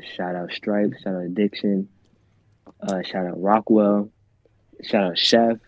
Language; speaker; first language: English; native; English